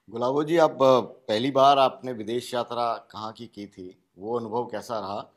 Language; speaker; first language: Hindi; native; Hindi